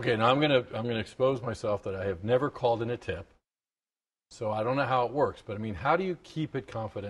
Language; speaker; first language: English; native; English